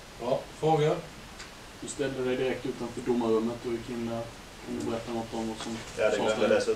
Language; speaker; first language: Swedish; native; Swedish